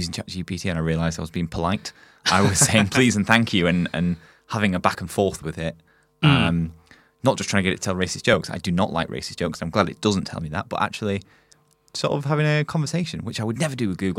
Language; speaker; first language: English; native; English